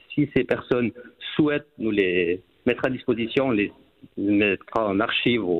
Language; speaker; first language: French; native; French